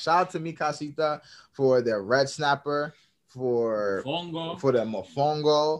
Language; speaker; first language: English; native; English